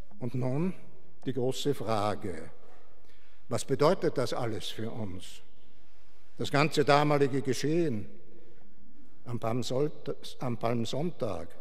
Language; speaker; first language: German; native; German